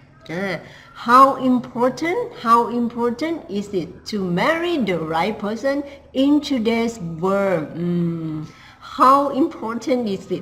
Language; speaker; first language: English; non-native, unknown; Thai